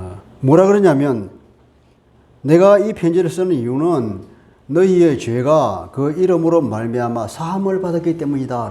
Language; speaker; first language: Korean; native; Korean